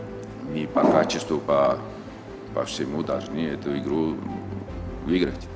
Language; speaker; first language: Russian; non-native, local second language; Tajik